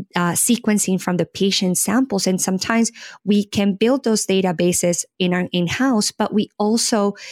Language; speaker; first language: English; non-native, fluent; Spanish